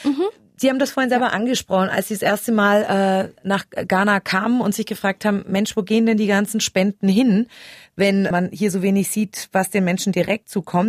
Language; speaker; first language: German; native; German